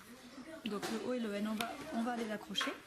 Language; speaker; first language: French; native; French